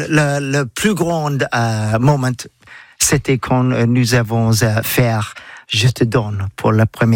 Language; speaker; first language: French; non-native, learner; English